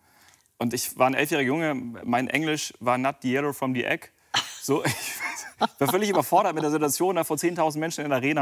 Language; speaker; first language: German; native; German